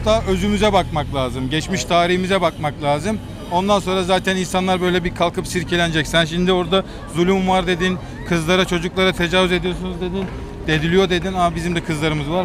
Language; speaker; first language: Turkish; native; Turkish